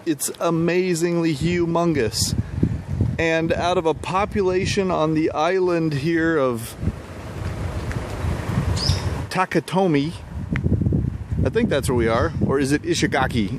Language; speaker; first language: English; native; English